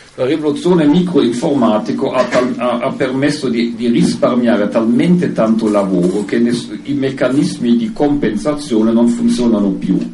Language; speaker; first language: Italian; non-native, fluent; German